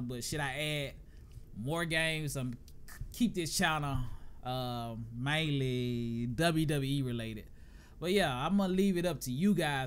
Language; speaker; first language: English; native; English